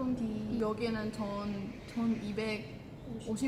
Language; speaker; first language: Korean; non-native, fluent; Ukrainian